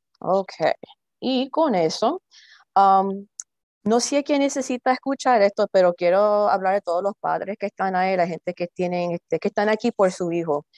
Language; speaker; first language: Spanish; early bilingual, heritage; Spanish